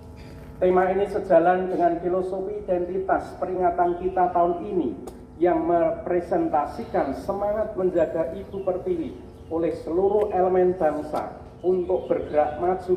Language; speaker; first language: Indonesian; native; Indonesian